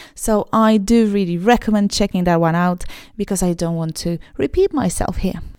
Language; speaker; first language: English; non-native, fluent; Polish